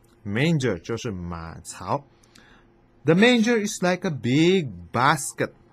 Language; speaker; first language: English; non-native, fluent; Chinese